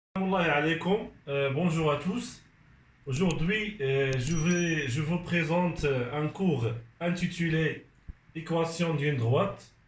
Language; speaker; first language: French; non-native, local second language; Arabic